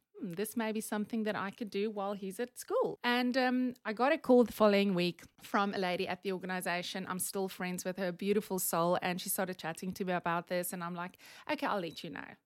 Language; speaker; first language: English; non-native, local second language; Afrikaans